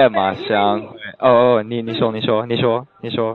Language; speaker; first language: Chinese; non-native, learner; English